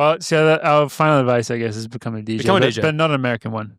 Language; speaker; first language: English; native; English